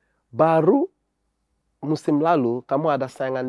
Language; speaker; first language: Indonesian; non-native, fluent; English